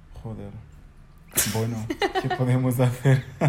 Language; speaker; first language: Spanish; non-native, fluent; English